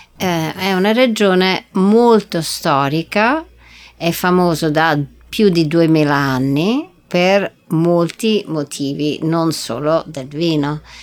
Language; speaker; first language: Italian; non-native, fluent; English